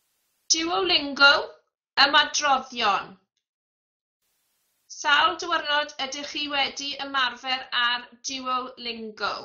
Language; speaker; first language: Welsh; non-native, fluent; English